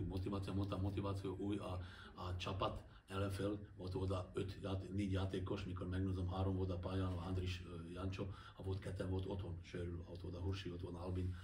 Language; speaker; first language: Hungarian; non-native, learner; Slovak